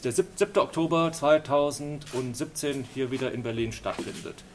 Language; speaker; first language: German; native; German